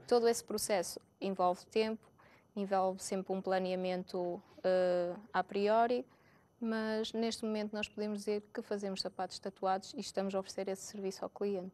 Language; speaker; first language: Portuguese; native; Portuguese